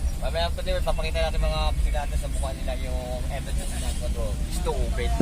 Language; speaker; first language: Filipino; non-native, local second language; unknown